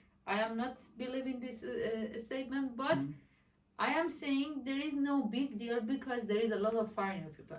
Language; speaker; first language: English; non-native, learner; Persian